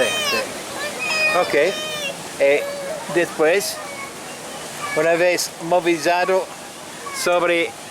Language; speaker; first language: Spanish; non-native, fluent; English